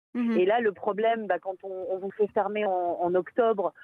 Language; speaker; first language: French; native; French